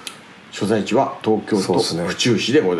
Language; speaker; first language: Japanese; native; Japanese